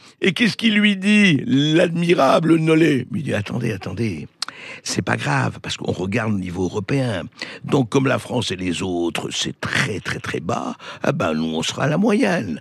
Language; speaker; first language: French; native; French